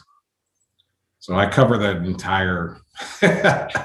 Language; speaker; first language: English; native; English